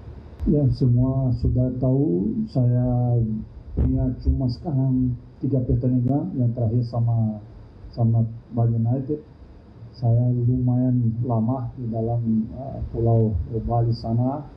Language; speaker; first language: Indonesian; non-native, fluent; Thai